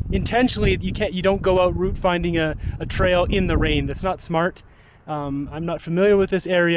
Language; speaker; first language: English; native; English